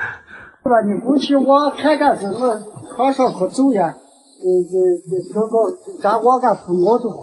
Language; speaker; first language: Chinese; native; Chinese